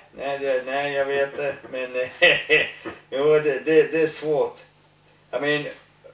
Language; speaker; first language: Swedish; non-native, learner; English